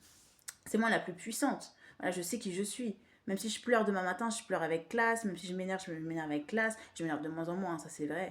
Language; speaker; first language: French; native; French